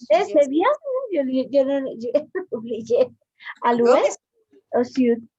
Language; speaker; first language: French; non-native, learner; Spanish